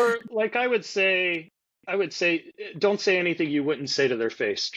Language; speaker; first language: English; native; English